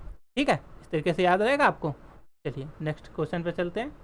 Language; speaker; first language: Hindi; native; Hindi